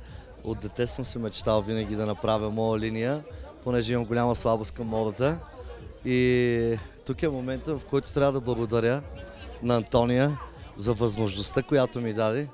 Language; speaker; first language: Bulgarian; native; Bulgarian